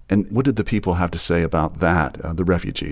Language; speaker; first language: English; native; English